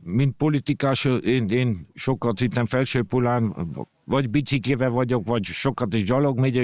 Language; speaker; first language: Hungarian; early bilingual, heritage; Hungarian